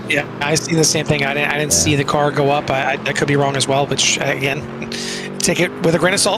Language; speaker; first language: English; native; English